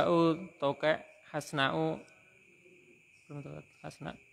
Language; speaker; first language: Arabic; non-native, learner; Indonesian